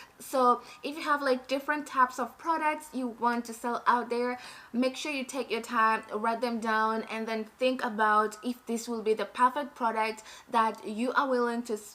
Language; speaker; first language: English; non-native, fluent; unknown